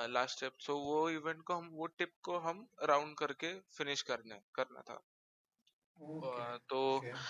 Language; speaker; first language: Hindi; non-native, local second language; Marathi